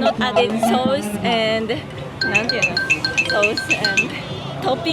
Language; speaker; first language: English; non-native, learner; Japanese